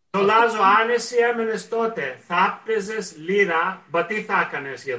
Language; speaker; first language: Greek; early bilingual, heritage; Greek